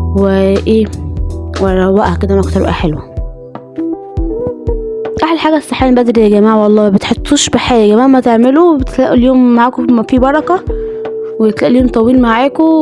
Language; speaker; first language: Arabic; native; Arabic